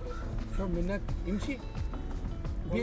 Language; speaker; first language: Arabic; non-native, learner; Hindi